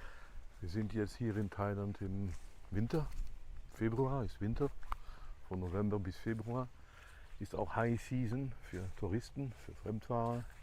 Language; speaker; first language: German; non-native, fluent; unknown